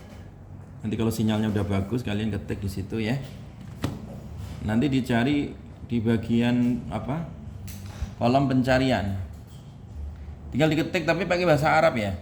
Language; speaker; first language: Indonesian; native; Indonesian